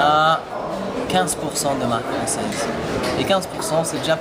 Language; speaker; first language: French; native; French